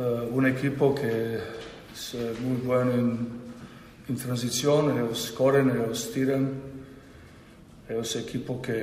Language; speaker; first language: Spanish; non-native, learner; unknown